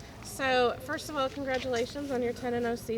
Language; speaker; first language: English; native; English